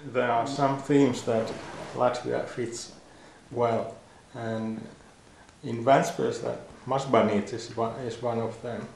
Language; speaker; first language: English; non-native, fluent; Finnish